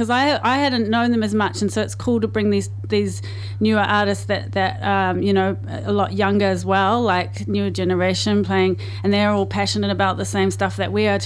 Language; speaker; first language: English; native; English